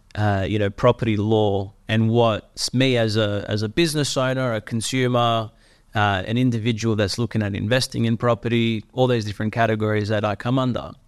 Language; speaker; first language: English; native; English